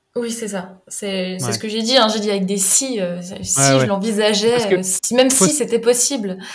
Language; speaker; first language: French; native; French